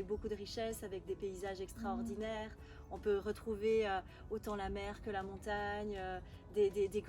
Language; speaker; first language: French; native; French